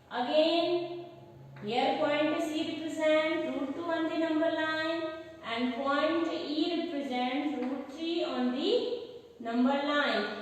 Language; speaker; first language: English; non-native, local second language; Hindi